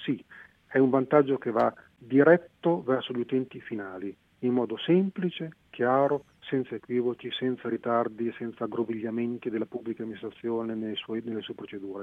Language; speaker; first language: Italian; native; Italian